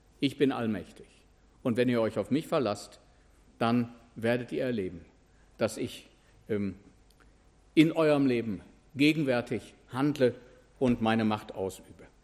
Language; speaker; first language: German; native; German